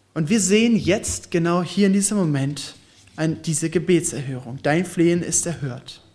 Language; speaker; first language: German; native; German